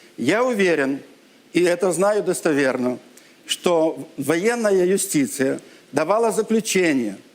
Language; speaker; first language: Russian; non-native, local second language; Ukrainian